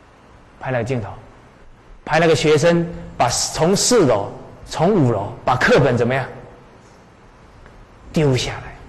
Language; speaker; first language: Chinese; native; Chinese